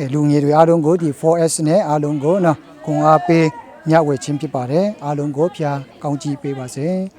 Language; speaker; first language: Burmese; non-native, local second language; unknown